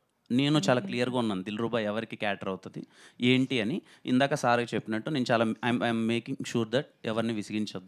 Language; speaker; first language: Telugu; native; Telugu